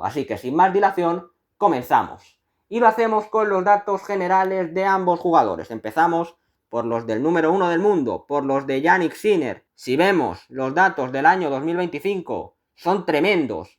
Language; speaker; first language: Spanish; native; Spanish